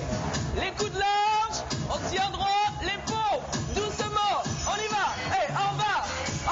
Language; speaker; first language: French; native; French